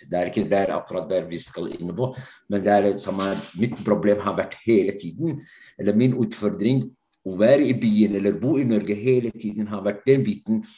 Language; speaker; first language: Norwegian; non-native, fluent; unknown